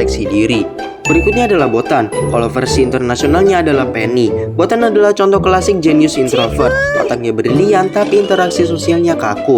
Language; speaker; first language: Indonesian; native; Indonesian